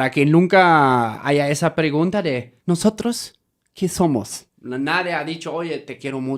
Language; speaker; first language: Spanish; non-native, fluent; German